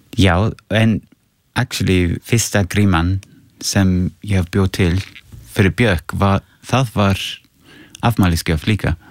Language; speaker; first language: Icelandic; non-native, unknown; English